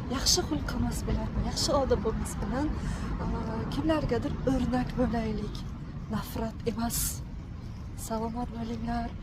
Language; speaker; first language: Uzbek; non-native, fluent; Tajik